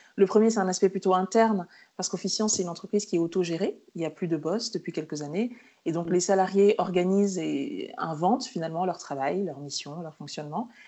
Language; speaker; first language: French; native; French